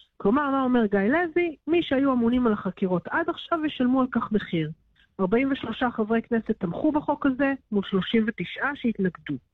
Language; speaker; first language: Hebrew; native; Hebrew